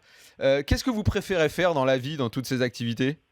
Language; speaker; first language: French; native; French